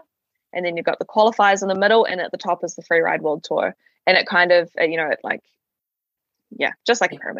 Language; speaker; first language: English; native; English